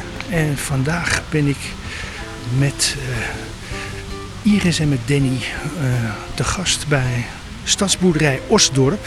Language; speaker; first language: Dutch; native; Dutch